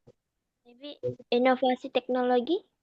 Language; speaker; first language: English; non-native, learner; Indonesian